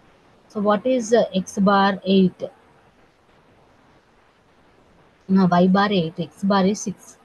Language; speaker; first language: English; non-native, local second language; Telugu